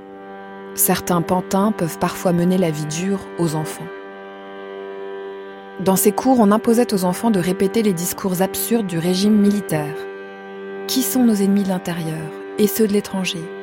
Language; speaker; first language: French; native; French